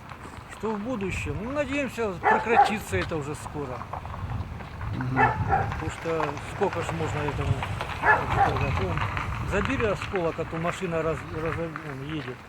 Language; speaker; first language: Russian; native; Russian